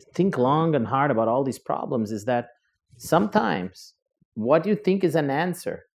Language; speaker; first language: English; non-native, fluent; Portuguese